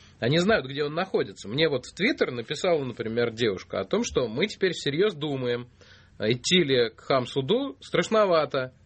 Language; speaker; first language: Russian; native; Russian